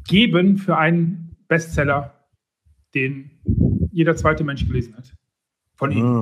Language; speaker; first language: German; native; German